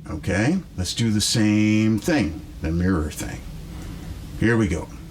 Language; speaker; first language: English; native; English